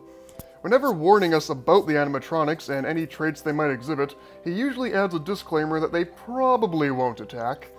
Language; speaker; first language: English; native; English